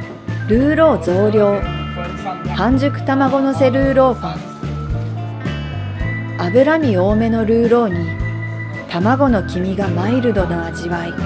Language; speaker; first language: Japanese; native; Japanese